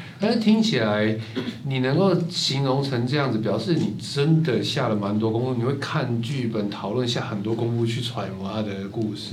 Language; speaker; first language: Chinese; native; Chinese